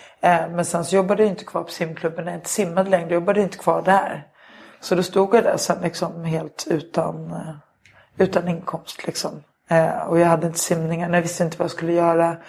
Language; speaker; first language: Swedish; native; Swedish